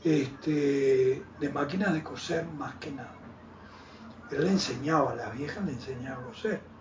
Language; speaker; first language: Spanish; native; Spanish